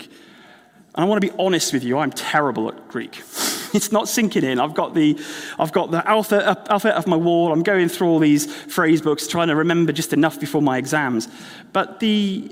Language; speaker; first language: English; native; English